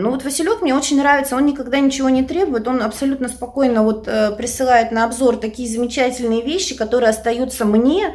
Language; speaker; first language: Russian; native; Russian